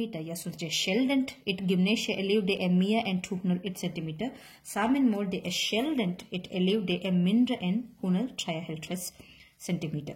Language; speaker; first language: Danish; non-native, learner; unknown